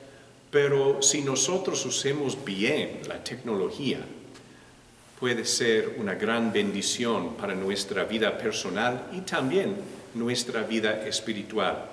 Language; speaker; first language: Spanish; non-native, learner; English